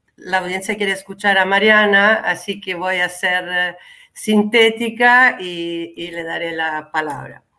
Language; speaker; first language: Spanish; non-native, fluent; Italian